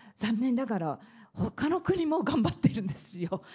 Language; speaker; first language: Japanese; non-native, fluent; English